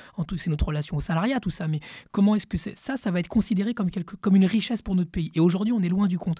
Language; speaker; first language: French; early bilingual, other home language; Spanish